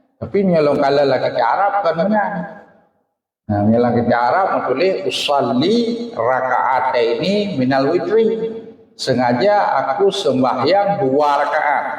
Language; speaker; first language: Malay; non-native, local second language; Achinese